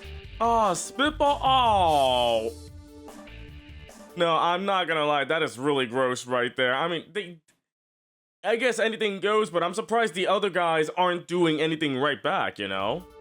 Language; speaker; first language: English; native; English